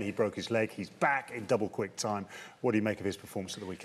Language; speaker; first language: English; native; English